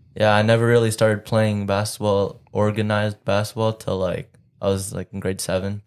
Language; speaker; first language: English; early bilingual, other home language; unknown